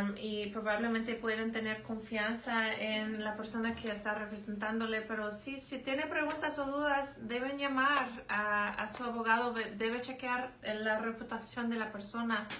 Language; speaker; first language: Spanish; non-native, fluent; English